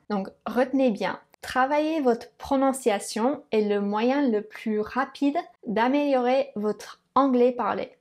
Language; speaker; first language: French; non-native, fluent; English